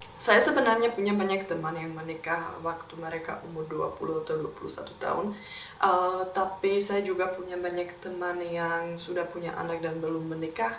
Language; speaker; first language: Indonesian; non-native, fluent; Czech